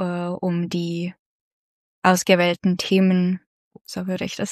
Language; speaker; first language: German; non-native, fluent; Russian